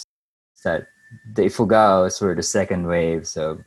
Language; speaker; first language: English; non-native, local second language; Bikol